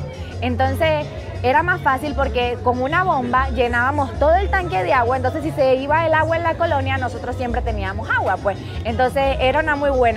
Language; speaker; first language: Spanish; native; Spanish